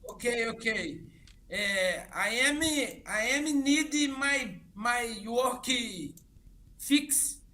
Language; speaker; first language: English; non-native, learner; Portuguese